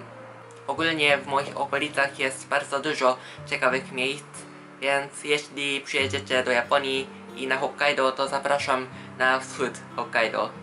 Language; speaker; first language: Polish; non-native, fluent; Japanese